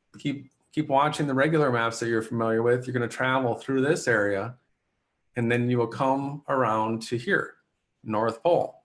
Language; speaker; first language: English; native; English